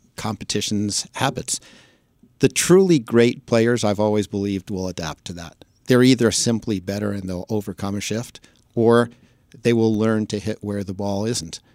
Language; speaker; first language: English; native; English